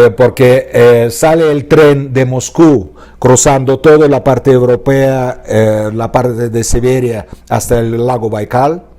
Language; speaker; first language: Spanish; non-native, fluent; Russian